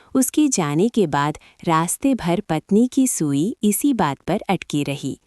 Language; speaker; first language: Hindi; non-native, local second language; Malayalam